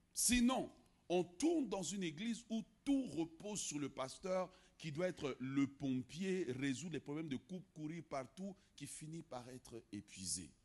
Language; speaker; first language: French; non-native, local second language; Lingala